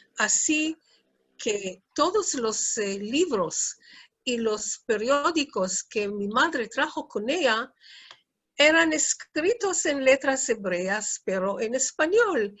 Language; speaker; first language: Spanish; early bilingual, heritage; Ladino